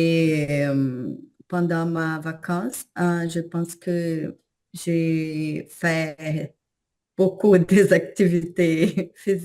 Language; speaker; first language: French; non-native, learner; Portuguese